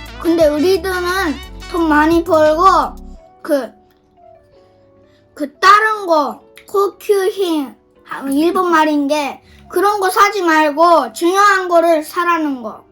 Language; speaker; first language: Korean; early bilingual, heritage; Japanese